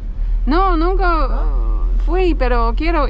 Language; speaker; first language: Spanish; non-native, learner; English